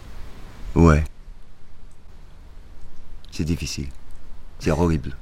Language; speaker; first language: French; non-native, fluent; English